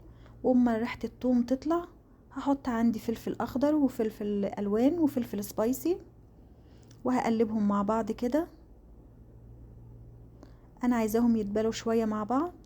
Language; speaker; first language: Arabic; native; Arabic